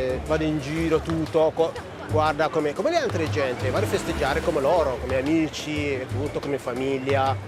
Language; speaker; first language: Italian; non-native, learner; Tigrinya